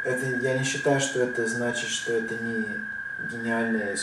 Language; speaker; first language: Russian; early bilingual, heritage; Russian